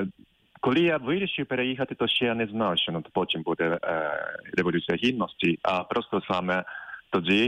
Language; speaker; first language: Ukrainian; non-native, fluent; Japanese